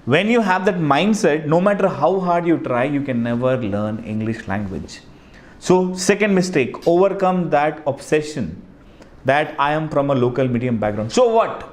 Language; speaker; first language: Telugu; non-native, local second language; Hindi